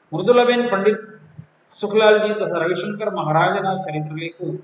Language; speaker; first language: Hindi; non-native, local second language; Gujarati